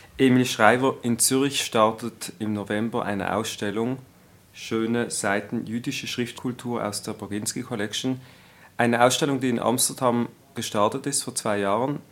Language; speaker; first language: German; native; German